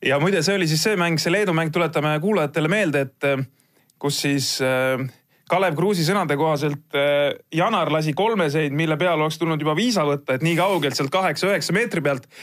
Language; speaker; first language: Estonian; native; Estonian